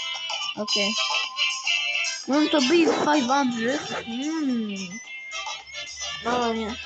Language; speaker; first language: Albanian; early bilingual, heritage; Albanian